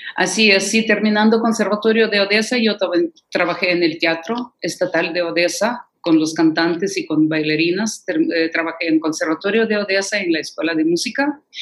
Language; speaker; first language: Spanish; non-native, fluent; Russian